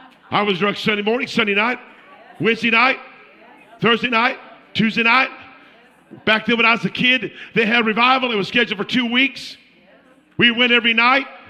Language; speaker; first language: English; native; English